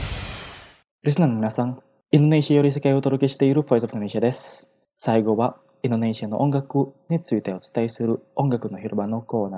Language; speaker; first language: Japanese; non-native, fluent; Indonesian